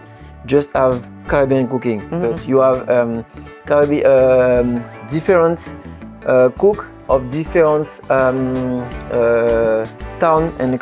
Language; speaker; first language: English; non-native, learner; French